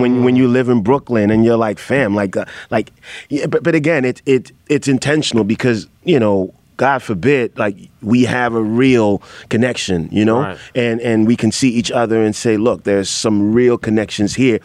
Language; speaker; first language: English; non-native, local second language; Akan